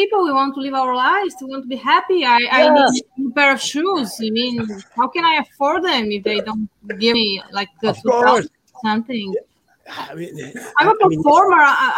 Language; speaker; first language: English; non-native, fluent; Bulgarian